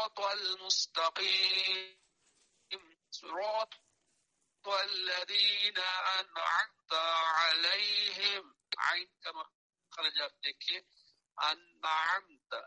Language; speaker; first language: Urdu; non-native, local second language; Punjabi